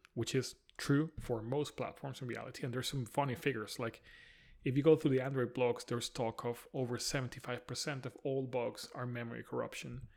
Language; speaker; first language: English; non-native, fluent; Spanish